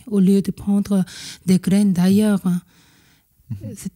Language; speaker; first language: French; non-native, fluent; Korean